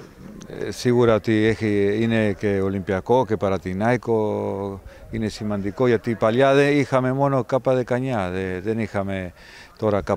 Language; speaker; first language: Greek; non-native, learner; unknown